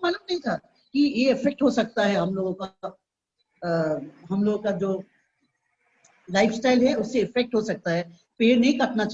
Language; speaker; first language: Hindi; non-native, local second language; Assamese